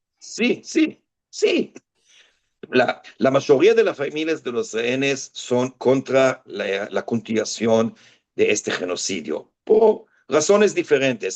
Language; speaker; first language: Spanish; non-native, fluent; Hebrew